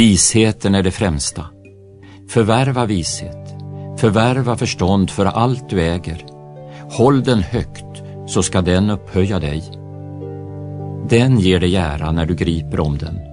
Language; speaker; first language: Swedish; native; Swedish